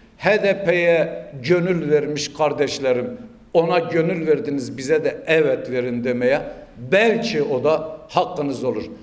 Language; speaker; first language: Turkish; native; Turkish